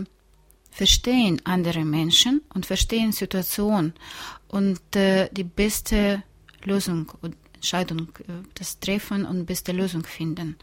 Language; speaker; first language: German; non-native, learner; Russian